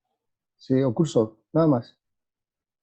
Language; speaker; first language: Portuguese; non-native, fluent; Spanish